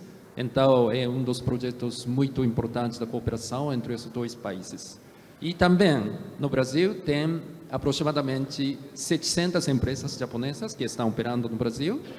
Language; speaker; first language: Portuguese; non-native, fluent; Japanese